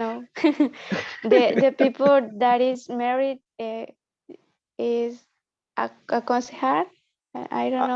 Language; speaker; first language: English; non-native, learner; Spanish